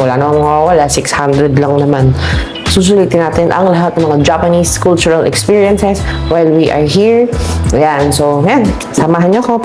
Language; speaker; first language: Filipino; native; Filipino